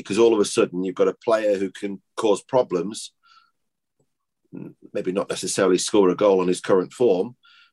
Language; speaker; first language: English; native; English